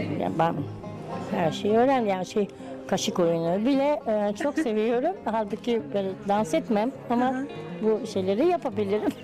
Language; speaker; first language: Turkish; non-native, fluent; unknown